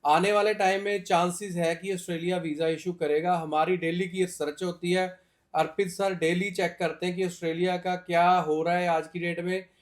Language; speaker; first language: Hindi; non-native, local second language; Punjabi